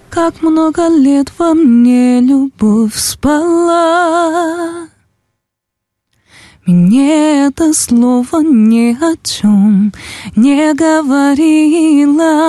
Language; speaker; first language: Russian; non-native, learner; Portuguese